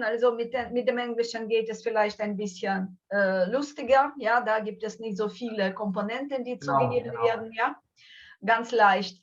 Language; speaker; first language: German; non-native, fluent; Ukrainian